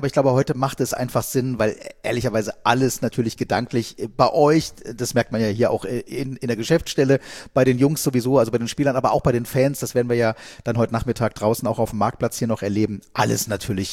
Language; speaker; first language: German; native; German